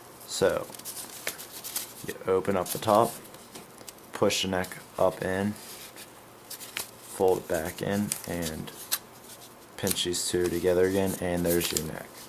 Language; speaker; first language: English; native; English